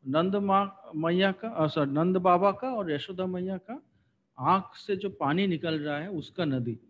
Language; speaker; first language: Hindi; non-native, local second language; Bangla